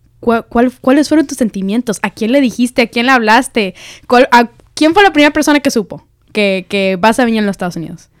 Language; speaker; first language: Spanish; early bilingual, heritage; Spanish